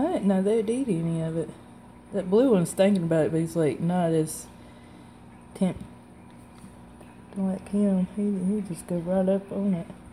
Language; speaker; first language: English; native; English